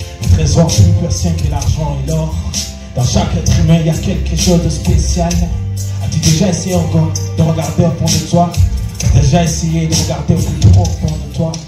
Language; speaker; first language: French; non-native, local second language; Rundi